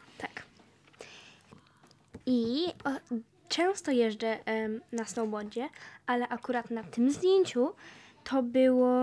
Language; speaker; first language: Polish; early bilingual, heritage; Polish